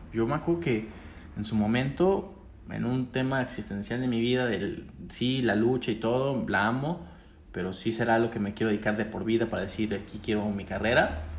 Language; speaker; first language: Spanish; native; Spanish